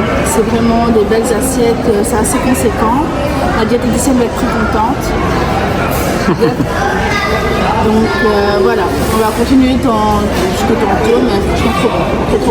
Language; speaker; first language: French; native; French